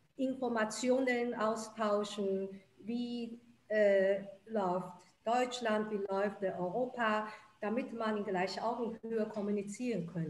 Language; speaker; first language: German; non-native, fluent; Chinese